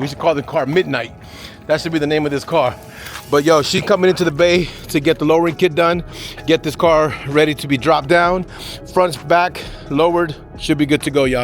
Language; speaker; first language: English; native; English